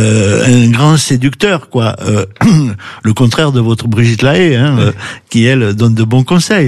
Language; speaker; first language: French; native; French